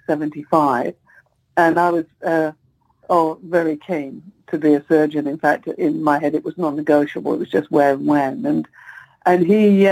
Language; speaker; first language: English; native; English